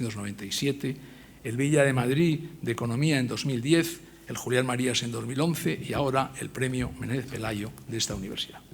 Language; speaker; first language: Spanish; native; Spanish